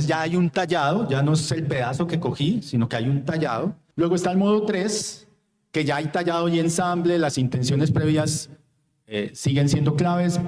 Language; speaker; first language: Spanish; native; Spanish